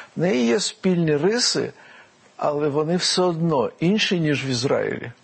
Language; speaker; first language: Ukrainian; non-native, local second language; Russian